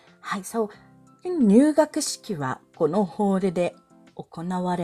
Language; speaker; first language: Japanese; non-native, fluent; Filipino